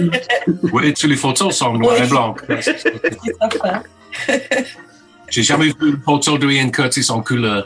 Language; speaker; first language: French; non-native, fluent; English